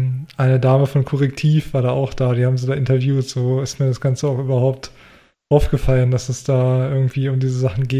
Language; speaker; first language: German; native; German